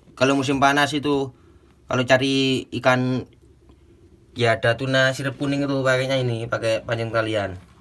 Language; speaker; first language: Indonesian; native; Indonesian